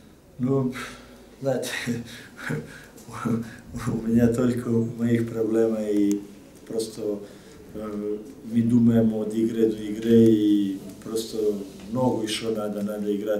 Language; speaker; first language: Russian; non-native, learner; Serbian